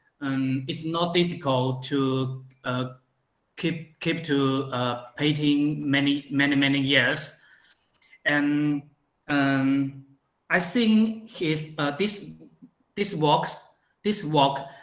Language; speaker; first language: English; non-native, learner; Chinese